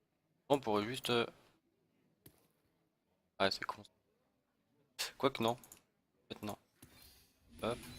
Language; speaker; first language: French; native; French